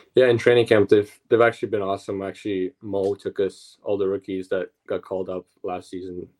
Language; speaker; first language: English; early bilingual, other home language; Russian